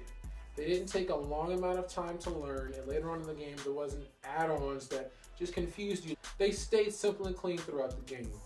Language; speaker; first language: English; native; English